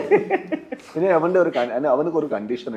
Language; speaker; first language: Malayalam; non-native, learner; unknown